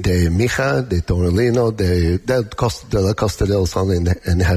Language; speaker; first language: Spanish; non-native, learner; English